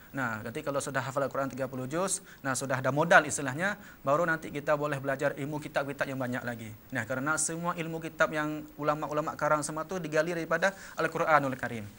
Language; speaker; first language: Malay; non-native, local second language; Achinese